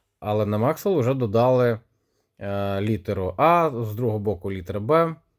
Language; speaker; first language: Ukrainian; non-native, local second language; Russian